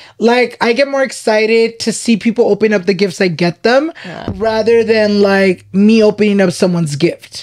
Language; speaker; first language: English; early bilingual, other home language; Spanish